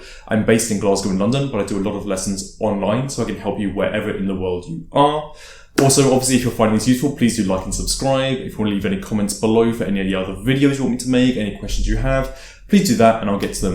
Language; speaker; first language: English; native; English